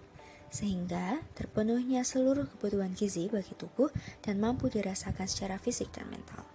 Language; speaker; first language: Indonesian; native; Indonesian